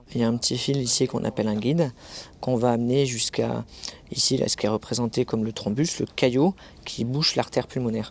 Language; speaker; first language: French; native; French